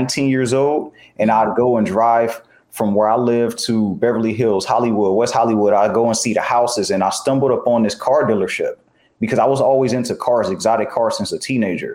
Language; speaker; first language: English; native; English